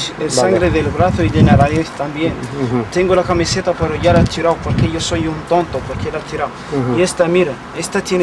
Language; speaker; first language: Spanish; non-native, learner; Arabic